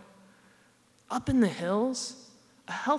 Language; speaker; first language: English; native; English